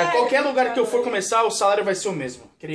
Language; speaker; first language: Portuguese; native; Portuguese